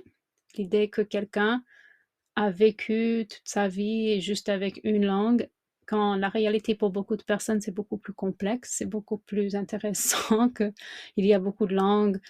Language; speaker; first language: French; non-native, fluent; English